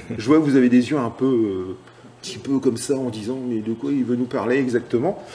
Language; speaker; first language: French; native; French